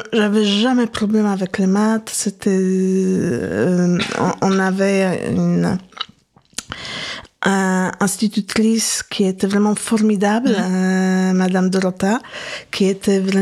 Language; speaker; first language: French; non-native, fluent; Polish